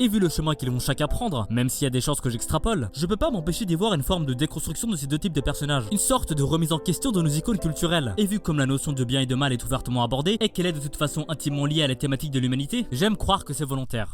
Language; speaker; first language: French; native; French